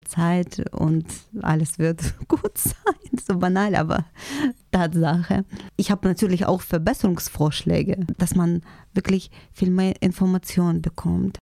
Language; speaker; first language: German; non-native, fluent; Russian